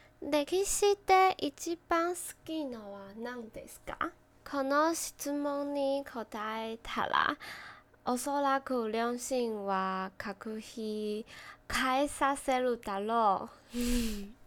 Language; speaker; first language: Japanese; non-native, learner; Chinese